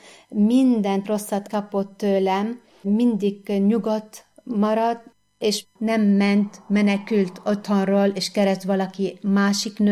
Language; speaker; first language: Hungarian; non-native, fluent; Arabic